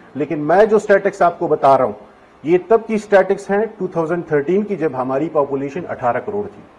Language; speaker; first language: Urdu; non-native, local second language; Pashto